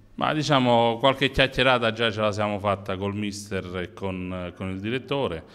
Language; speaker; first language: Italian; native; Italian